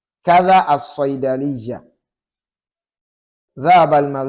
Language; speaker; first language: Arabic; non-native, fluent; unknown